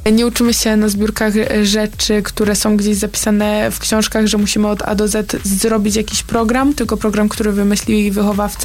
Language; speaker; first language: Polish; native; Polish